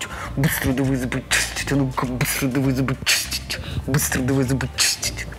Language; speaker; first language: Russian; native; Russian